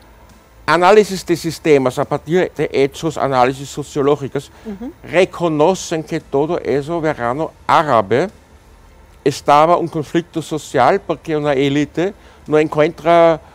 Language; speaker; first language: Spanish; non-native, fluent; German